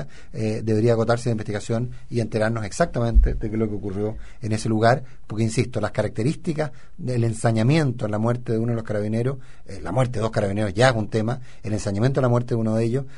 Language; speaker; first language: Spanish; native; Spanish